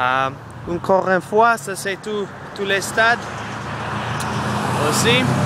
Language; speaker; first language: French; non-native, learner; English